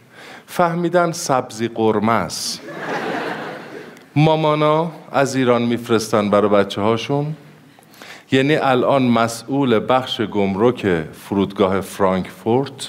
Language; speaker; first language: Persian; native; Persian